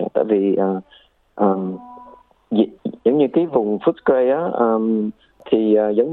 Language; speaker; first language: Vietnamese; early bilingual, heritage; Vietnamese